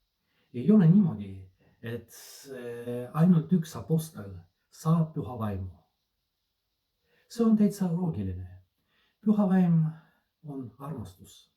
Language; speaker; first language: Estonian; non-native, fluent; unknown